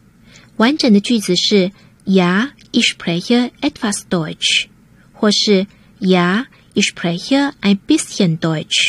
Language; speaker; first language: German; non-native, fluent; Chinese